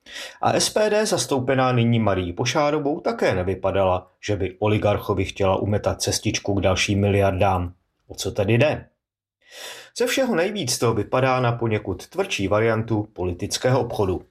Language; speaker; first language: Czech; native; Czech